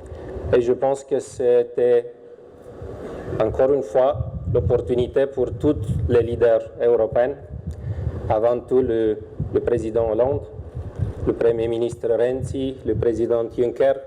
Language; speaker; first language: French; non-native, fluent; Romanian